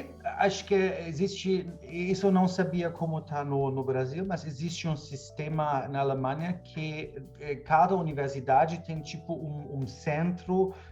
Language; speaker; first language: Portuguese; non-native, fluent; German